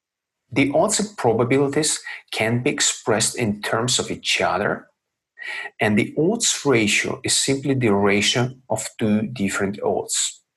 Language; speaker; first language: English; non-native, fluent; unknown